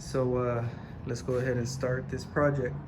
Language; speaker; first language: English; native; English